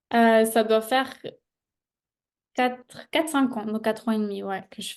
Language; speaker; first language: French; native; French